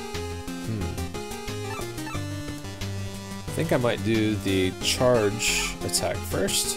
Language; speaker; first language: English; native; English